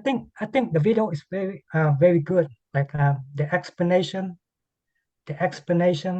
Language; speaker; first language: English; non-native, learner; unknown